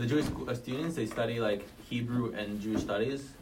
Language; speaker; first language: English; non-native, local second language; Hebrew